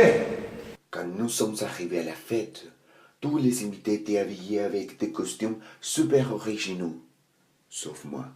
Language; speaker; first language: French; non-native, learner; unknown